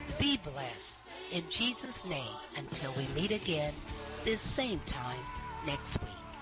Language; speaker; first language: English; native; English